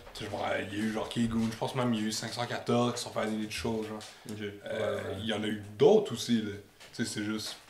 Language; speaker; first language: French; native; French